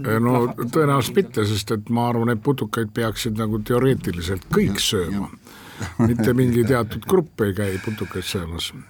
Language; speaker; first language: Estonian; native; Estonian